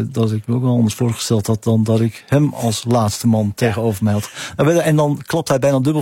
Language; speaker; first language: Dutch; native; Dutch